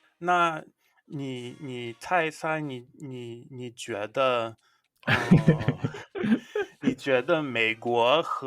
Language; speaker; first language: Chinese; non-native, fluent; English